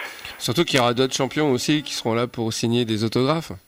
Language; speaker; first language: French; native; French